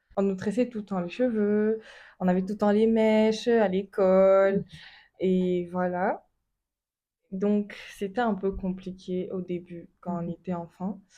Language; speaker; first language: French; non-native, local second language; Lingala